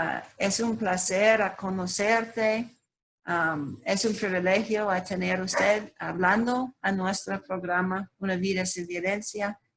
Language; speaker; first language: Spanish; non-native, learner; English